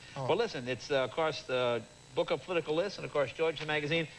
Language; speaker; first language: English; native; English